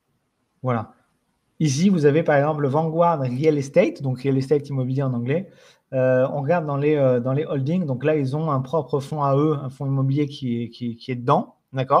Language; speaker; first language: French; native; French